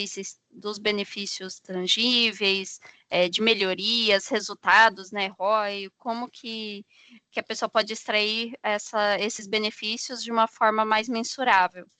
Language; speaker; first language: Portuguese; native; Portuguese